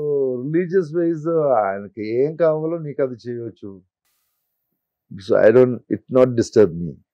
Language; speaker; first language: Telugu; non-native, local second language; Malayalam